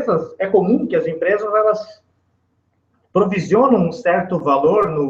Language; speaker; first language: Portuguese; native; Portuguese